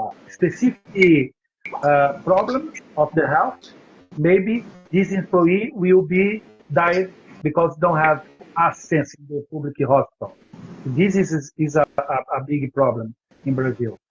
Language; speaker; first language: English; non-native, learner; Portuguese